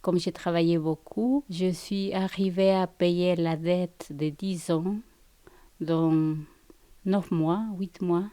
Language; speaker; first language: French; non-native, fluent; Spanish